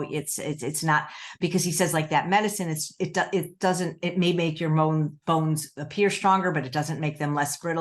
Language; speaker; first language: English; native; English